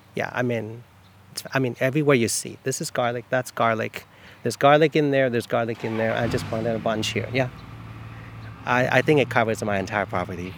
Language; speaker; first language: English; non-native, fluent; Chinese